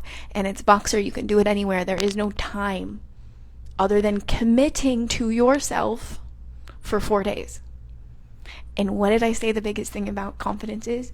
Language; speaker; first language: English; native; English